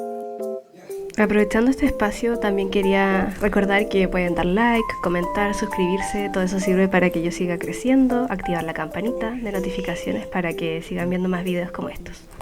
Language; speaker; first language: Spanish; native; Spanish